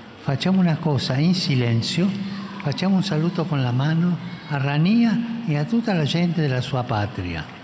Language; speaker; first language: Italian; early bilingual, heritage; Spanish